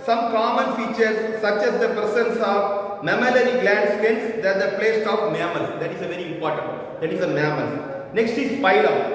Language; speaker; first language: English; non-native, local second language; Tamil